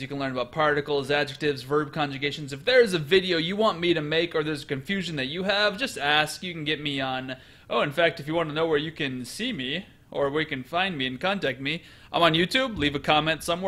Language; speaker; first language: English; native; English